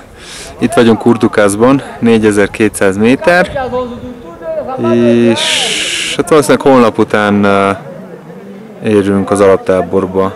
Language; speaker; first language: Hungarian; native; Hungarian